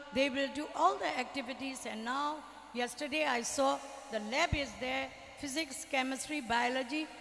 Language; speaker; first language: English; non-native, fluent; Burmese